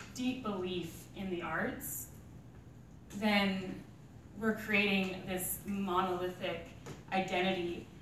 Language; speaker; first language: English; native; English